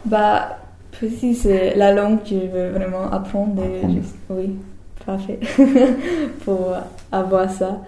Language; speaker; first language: French; non-native, learner; German